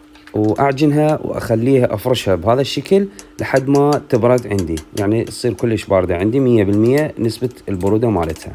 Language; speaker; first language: Arabic; native; Arabic